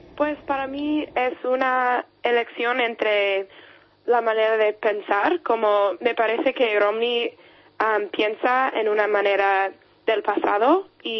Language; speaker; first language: Spanish; non-native, fluent; English